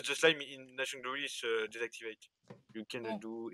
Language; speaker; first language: English; non-native, learner; French